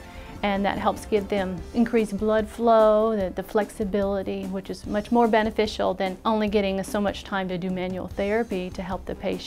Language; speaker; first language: English; native; English